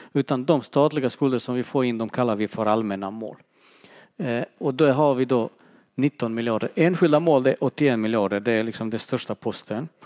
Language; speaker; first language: Swedish; non-native, fluent; Bosnian